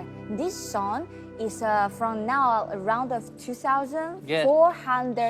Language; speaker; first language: English; non-native, learner; Chinese